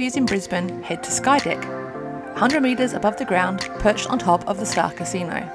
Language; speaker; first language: English; native; English